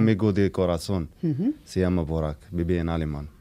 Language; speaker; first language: Spanish; non-native, learner; Arabic